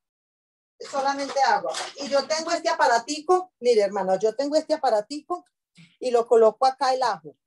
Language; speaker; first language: Spanish; native; Spanish